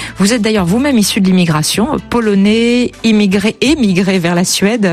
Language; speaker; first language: French; native; French